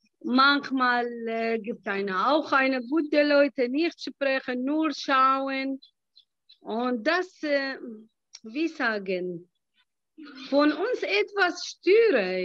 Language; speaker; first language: German; non-native, learner; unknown